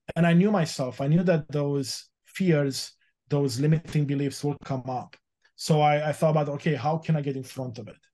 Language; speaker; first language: English; early bilingual, other home language; Romanian